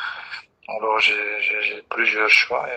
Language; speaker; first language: French; non-native, fluent; Dutch